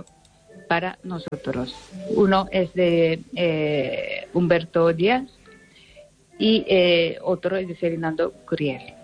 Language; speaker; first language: Spanish; non-native, learner; Japanese